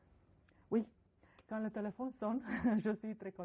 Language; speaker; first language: French; non-native, learner; Romanian